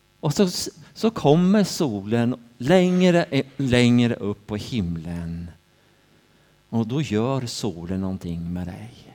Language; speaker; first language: Swedish; native; Swedish